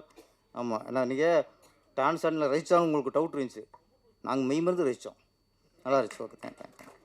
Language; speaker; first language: Tamil; native; Tamil